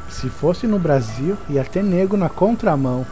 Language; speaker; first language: Portuguese; native; Portuguese